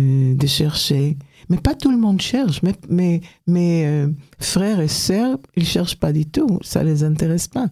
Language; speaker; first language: French; non-native, fluent; Hebrew